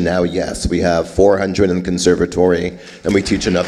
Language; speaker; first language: English; native; English